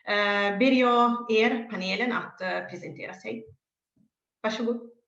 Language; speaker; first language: Swedish; non-native, fluent; Italian